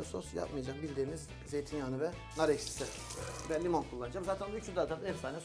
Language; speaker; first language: Turkish; native; Turkish